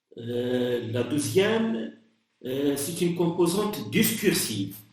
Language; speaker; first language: French; non-native, local second language; Arabic